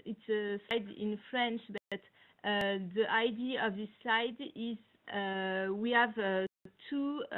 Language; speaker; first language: English; non-native, learner; French